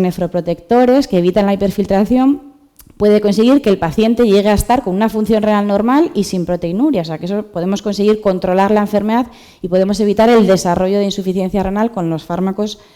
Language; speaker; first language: Spanish; native; Spanish